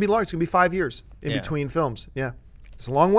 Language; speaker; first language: English; native; English